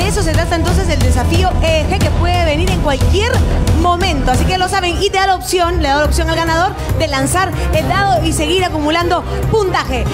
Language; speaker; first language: Spanish; native; Spanish